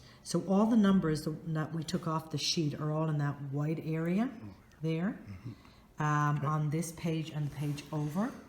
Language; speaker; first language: English; native; English